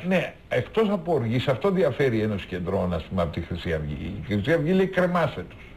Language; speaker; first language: Greek; native; Greek